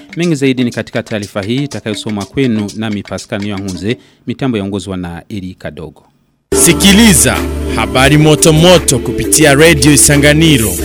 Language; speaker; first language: Swahili; non-native, local second language; Rundi